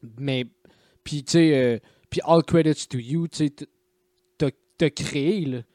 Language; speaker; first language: French; native; French